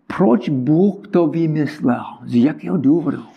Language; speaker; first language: Czech; non-native, learner; English